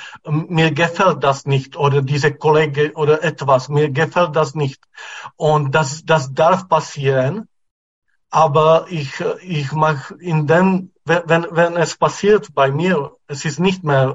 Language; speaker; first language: German; non-native, fluent; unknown